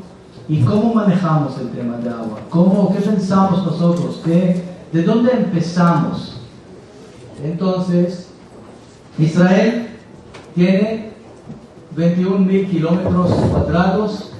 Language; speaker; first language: Spanish; non-native, fluent; Hebrew